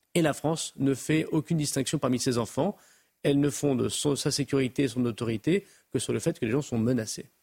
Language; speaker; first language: French; native; French